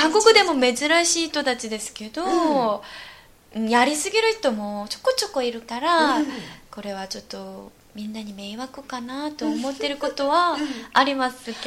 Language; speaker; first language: Japanese; non-native, fluent; Korean